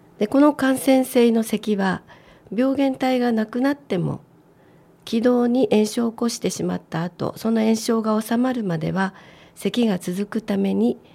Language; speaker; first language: Japanese; native; Japanese